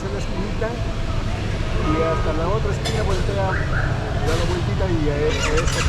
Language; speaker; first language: Spanish; native; Spanish